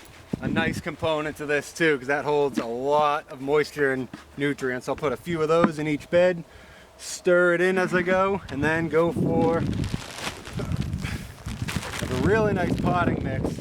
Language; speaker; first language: English; native; English